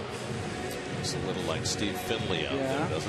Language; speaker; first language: English; native; English